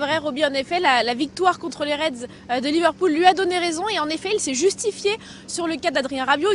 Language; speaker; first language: French; native; French